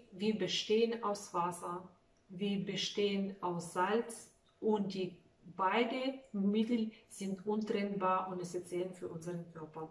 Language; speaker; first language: German; non-native, fluent; Russian